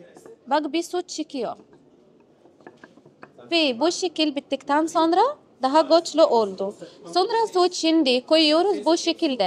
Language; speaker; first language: Turkish; non-native, learner; Arabic